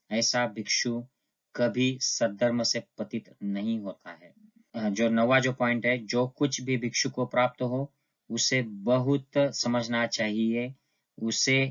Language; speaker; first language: Hindi; non-native, local second language; Marathi